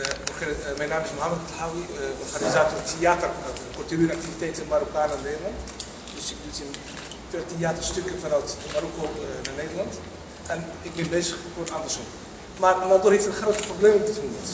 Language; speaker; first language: Dutch; non-native, fluent; Riffian